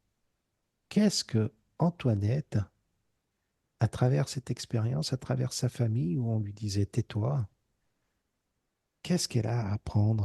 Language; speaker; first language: French; native; French